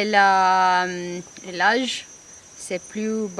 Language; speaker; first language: French; non-native, learner; Italian